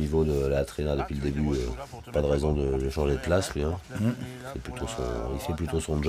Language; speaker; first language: French; native; French